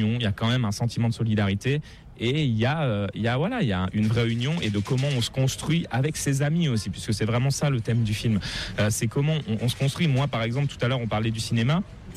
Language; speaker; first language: French; native; French